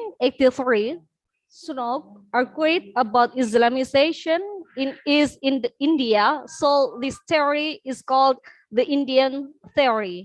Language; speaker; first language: English; non-native, learner; Indonesian